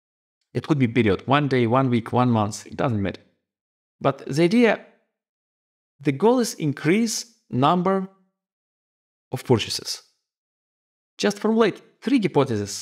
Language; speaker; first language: English; non-native, fluent; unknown